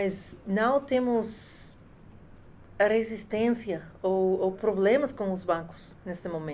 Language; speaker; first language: Portuguese; non-native, fluent; Spanish